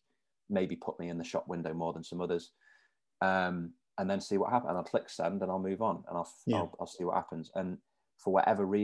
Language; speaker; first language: English; native; English